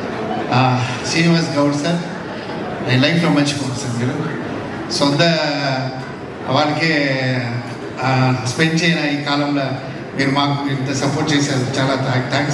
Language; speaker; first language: Telugu; non-native, fluent; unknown